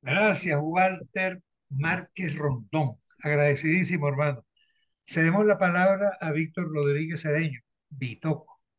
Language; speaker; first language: Spanish; native; Spanish